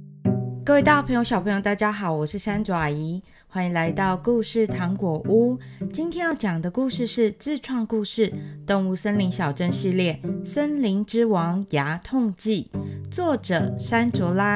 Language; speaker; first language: Chinese; native; Chinese